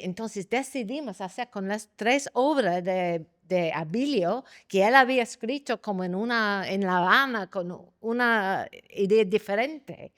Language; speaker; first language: Spanish; non-native, fluent; English